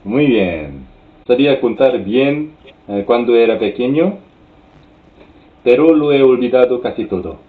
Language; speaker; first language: Spanish; non-native, learner; Korean